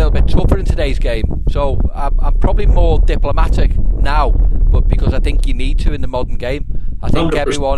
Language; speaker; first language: English; native; English